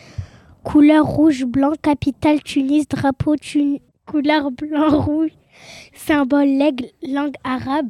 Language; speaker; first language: French; early bilingual, other home language; Arabic